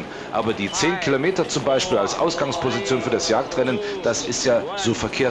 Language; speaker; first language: German; native; German